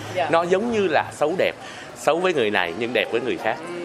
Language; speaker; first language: Vietnamese; native; Vietnamese